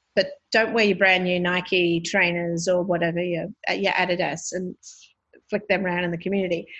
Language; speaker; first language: English; native; English